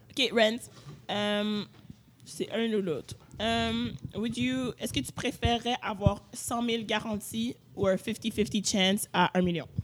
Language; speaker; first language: French; native; French